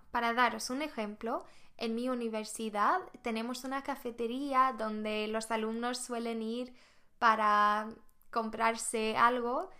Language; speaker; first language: Spanish; non-native, fluent; Swedish